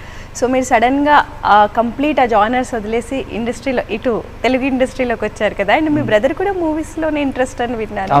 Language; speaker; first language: Telugu; native; Telugu